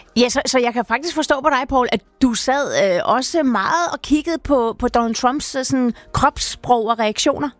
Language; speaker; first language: Danish; native; Danish